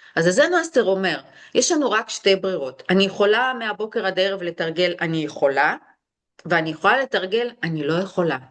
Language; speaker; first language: Hebrew; early bilingual, other home language; Russian